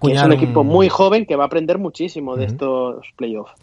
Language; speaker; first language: Spanish; native; Spanish